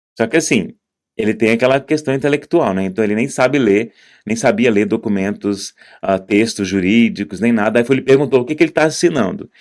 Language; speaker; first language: Portuguese; native; Portuguese